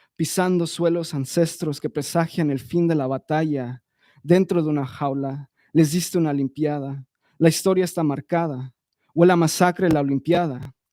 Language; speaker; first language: Spanish; early bilingual, other home language; English